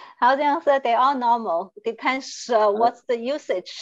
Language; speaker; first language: English; non-native, learner; Chinese